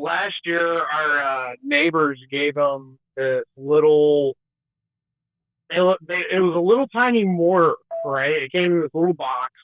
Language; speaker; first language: English; native; English